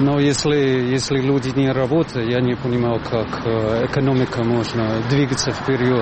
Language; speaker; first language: Russian; non-native, learner; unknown